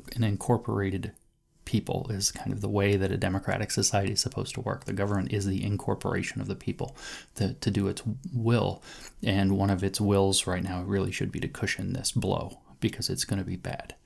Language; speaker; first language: English; native; English